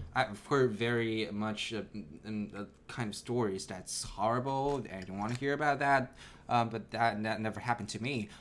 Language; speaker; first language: English; non-native, fluent; Chinese